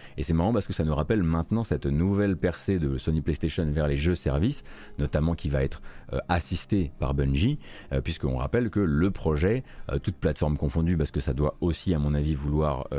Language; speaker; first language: French; native; French